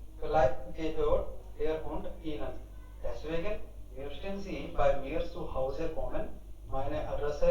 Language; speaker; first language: German; non-native, learner; Hindi